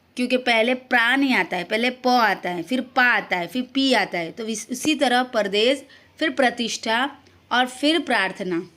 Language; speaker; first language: Hindi; non-native, local second language; Gujarati